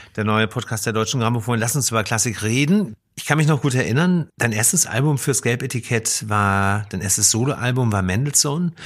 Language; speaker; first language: German; native; German